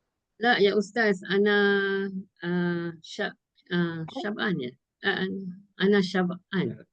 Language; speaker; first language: Arabic; non-native, learner; Malay